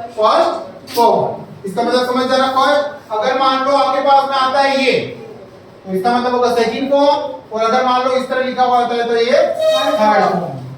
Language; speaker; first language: Hindi; native; Hindi